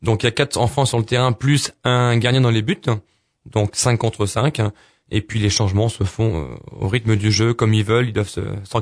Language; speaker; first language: French; native; French